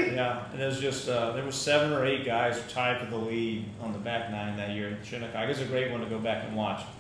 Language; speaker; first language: English; native; English